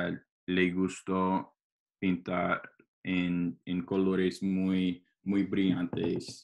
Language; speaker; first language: Spanish; non-native, learner; English